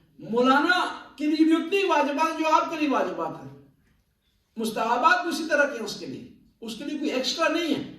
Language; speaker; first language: Urdu; non-native, local second language; Punjabi